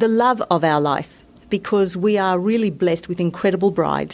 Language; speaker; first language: English; native; English